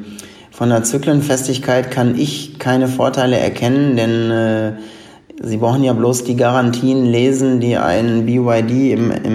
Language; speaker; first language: German; native; German